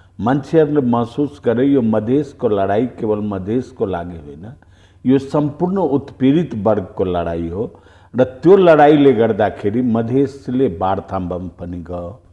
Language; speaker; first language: Nepali; non-native, local second language; Bhojpuri